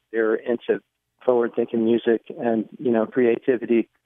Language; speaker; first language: English; native; English